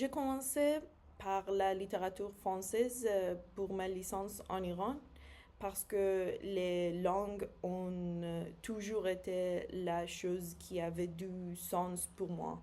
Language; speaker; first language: French; non-native, fluent; Persian